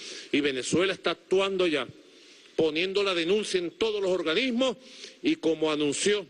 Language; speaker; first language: Spanish; native; Spanish